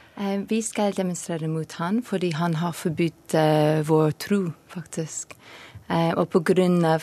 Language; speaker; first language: Norwegian; non-native, learner; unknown